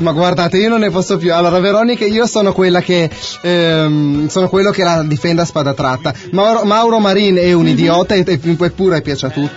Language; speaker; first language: Italian; native; Italian